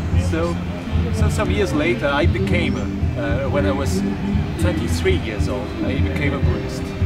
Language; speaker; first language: English; non-native, fluent; Portuguese